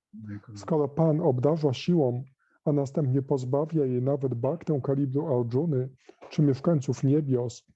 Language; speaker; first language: Polish; native; Polish